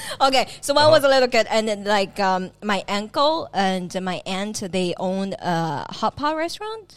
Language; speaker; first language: English; non-native, fluent; Chinese